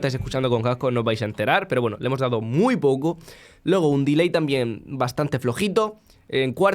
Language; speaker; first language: Spanish; native; Spanish